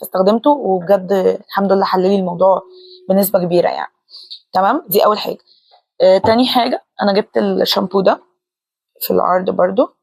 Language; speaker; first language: Arabic; native; Arabic